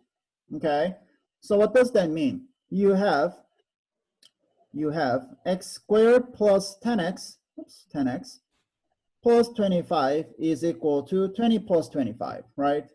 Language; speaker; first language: English; non-native, fluent; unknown